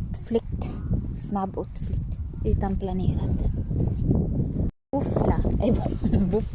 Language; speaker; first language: Swedish; non-native, learner; Filipino